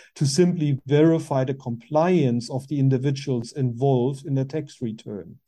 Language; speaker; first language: English; non-native, fluent; German